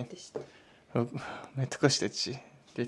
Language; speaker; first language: Mongolian; non-native, learner; Japanese